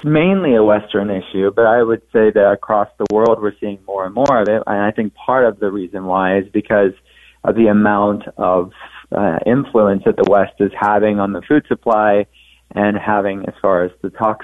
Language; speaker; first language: English; native; English